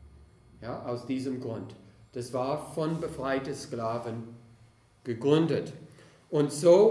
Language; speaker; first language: German; non-native, fluent; English